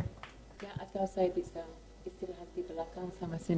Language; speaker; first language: Indonesian; non-native, fluent; English